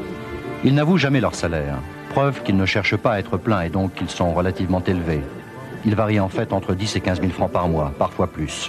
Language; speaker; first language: French; native; French